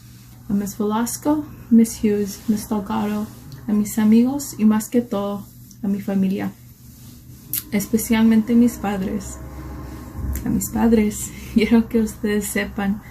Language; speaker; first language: Spanish; early bilingual, heritage; Spanish